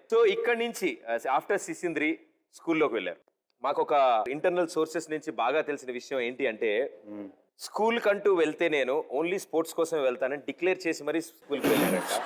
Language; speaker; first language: Telugu; native; Telugu